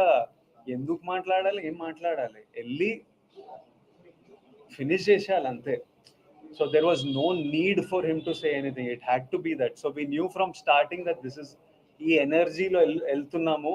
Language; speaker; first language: Telugu; native; Telugu